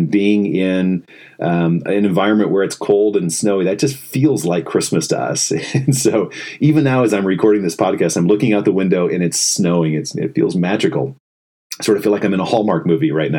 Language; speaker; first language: English; native; English